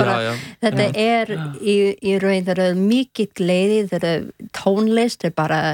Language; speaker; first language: Icelandic; non-native, learner; English